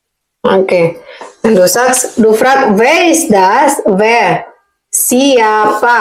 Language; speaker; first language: German; non-native, learner; Indonesian